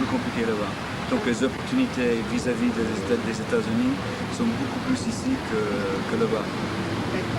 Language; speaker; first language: French; non-native, fluent; English